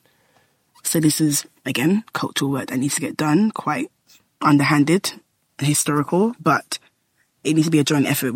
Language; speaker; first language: English; native; English